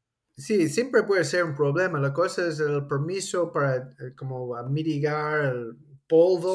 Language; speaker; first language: Spanish; non-native, fluent; English